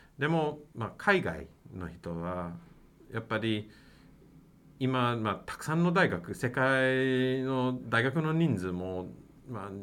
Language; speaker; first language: Japanese; non-native, fluent; English